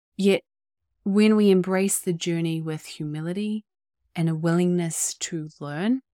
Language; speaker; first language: English; native; English